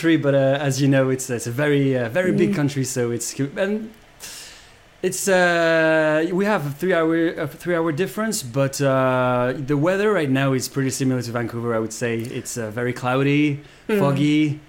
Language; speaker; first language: English; non-native, fluent; Japanese